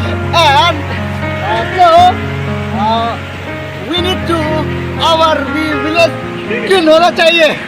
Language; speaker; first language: English; non-native, learner; Karbi